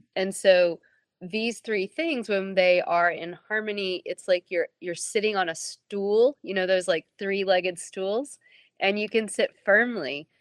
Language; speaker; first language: English; native; English